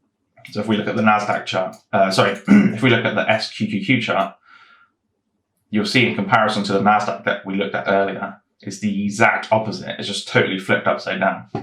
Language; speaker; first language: English; native; English